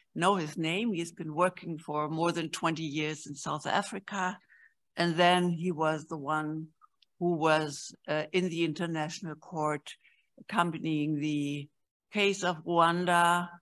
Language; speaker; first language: English; non-native, fluent; German